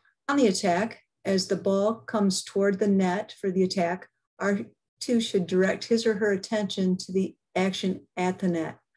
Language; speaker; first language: English; native; English